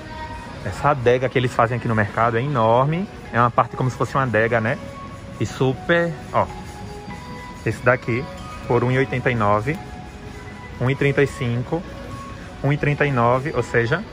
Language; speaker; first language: Portuguese; native; Portuguese